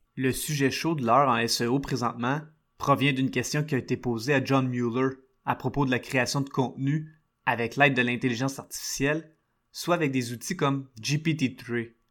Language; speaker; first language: French; native; French